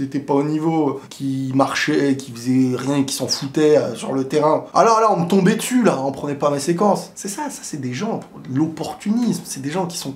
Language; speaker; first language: French; native; French